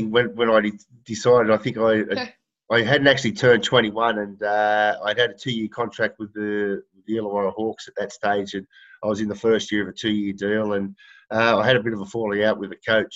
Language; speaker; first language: English; native; English